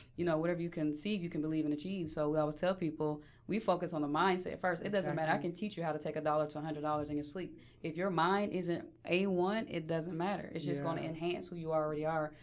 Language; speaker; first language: English; native; English